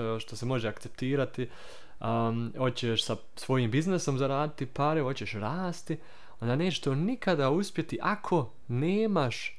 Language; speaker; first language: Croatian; early bilingual, heritage; Croatian